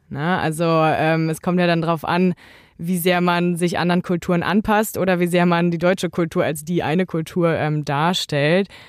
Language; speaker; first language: German; native; German